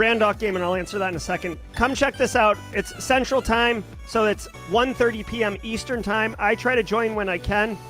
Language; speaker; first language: English; native; English